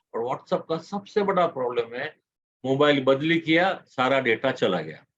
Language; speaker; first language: Hindi; non-native, local second language; Gujarati